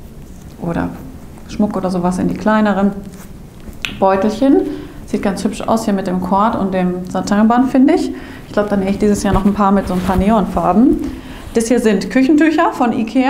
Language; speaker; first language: German; native; German